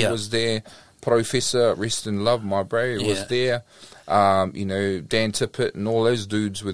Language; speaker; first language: English; native; English